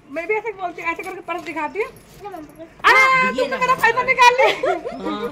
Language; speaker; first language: Hindi; non-native, local second language; Gujarati